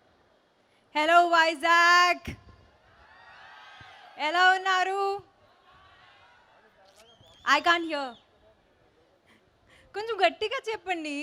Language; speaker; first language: Telugu; non-native, local second language; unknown